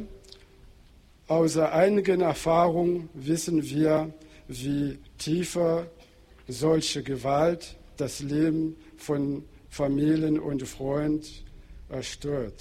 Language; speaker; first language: German; non-native, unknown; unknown